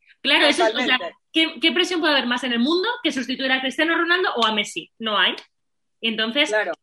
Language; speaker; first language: Spanish; native; Spanish